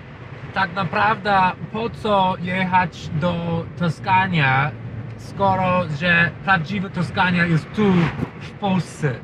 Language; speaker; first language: Polish; non-native, learner; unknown